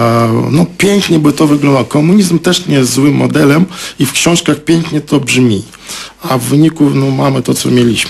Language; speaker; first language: Polish; non-native, fluent; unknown